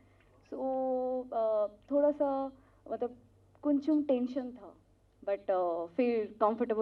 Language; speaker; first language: Hindi; non-native, local second language; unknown